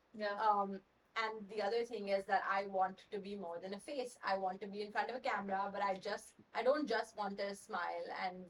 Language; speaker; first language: English; non-native, local second language; Hindi